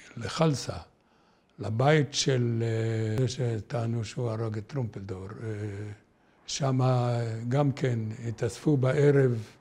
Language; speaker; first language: Hebrew; native; Hebrew